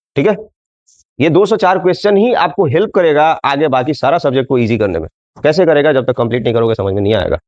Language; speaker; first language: Hindi; non-native, local second language; Bangla